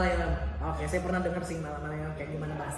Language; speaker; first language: Indonesian; native; Indonesian